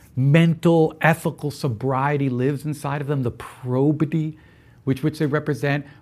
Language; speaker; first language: English; early bilingual, other home language; Spanish